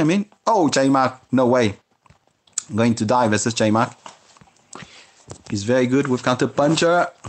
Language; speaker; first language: English; non-native, fluent; French